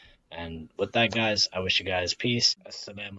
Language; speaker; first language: English; native; English